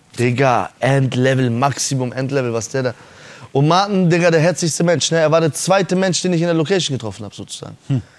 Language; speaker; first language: German; early bilingual, other home language; Persian